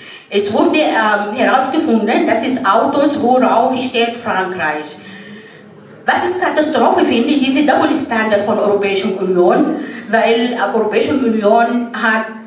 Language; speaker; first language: German; non-native, fluent; Arabic